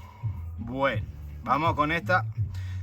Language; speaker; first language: Spanish; native; Spanish